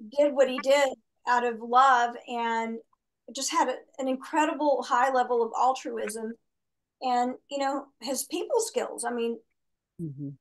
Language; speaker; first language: English; native; English